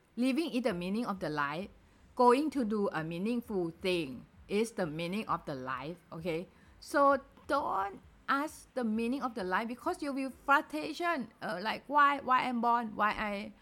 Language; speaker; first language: English; non-native, learner; Thai